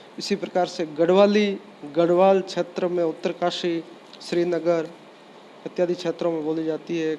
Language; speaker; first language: Hindi; native; Hindi